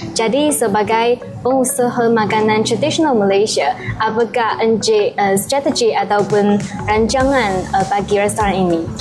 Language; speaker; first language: Malay; non-native, learner; Chinese